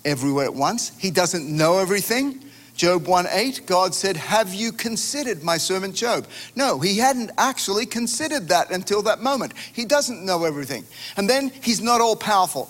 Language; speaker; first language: English; native; English